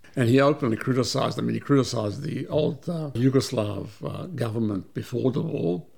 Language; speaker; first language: English; early bilingual, other home language; Serbian